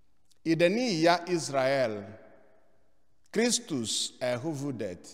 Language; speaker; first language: Swedish; non-native, fluent; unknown